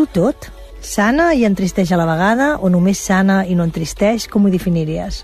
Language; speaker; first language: Catalan; native; Catalan